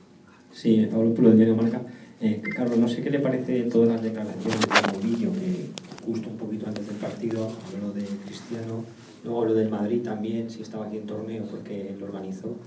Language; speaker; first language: Spanish; native; Spanish